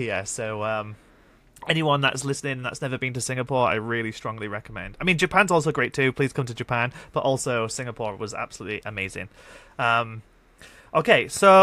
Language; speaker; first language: English; native; English